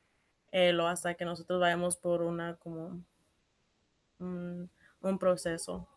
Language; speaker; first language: Spanish; early bilingual, heritage; Spanish